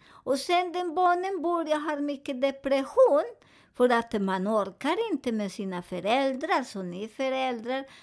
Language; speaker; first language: Swedish; non-native, fluent; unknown